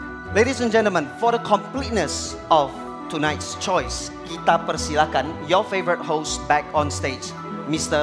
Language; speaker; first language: English; non-native, fluent; Indonesian